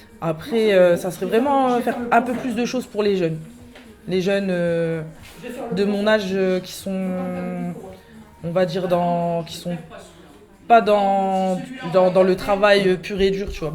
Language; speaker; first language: French; native; French